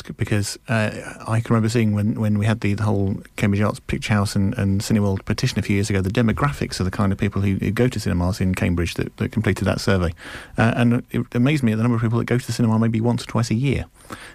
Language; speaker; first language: English; native; English